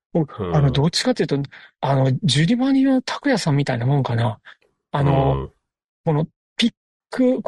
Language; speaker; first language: Japanese; native; Japanese